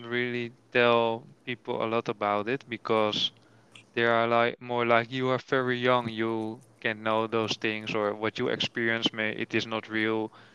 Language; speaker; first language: English; non-native, learner; Dutch